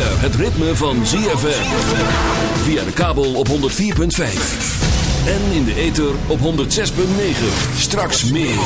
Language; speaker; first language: Dutch; native; Dutch